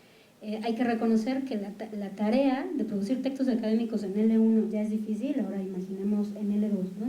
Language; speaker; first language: Spanish; native; Spanish